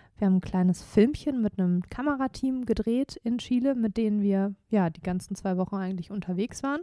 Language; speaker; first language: German; native; German